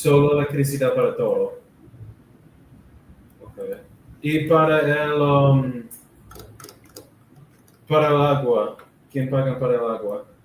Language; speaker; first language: Spanish; non-native, learner; English